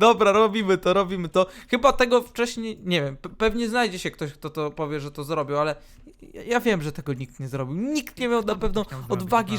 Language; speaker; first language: Polish; native; Polish